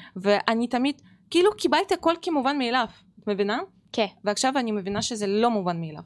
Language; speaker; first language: Hebrew; non-native, fluent; Russian